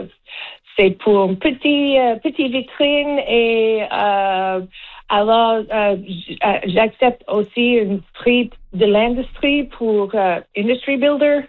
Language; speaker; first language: French; non-native, local second language; English